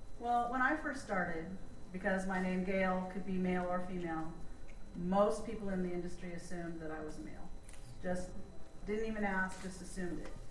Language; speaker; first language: English; native; English